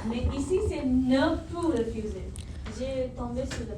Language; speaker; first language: French; non-native, learner; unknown